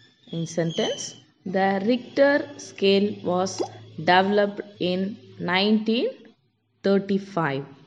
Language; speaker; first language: English; non-native, local second language; Tamil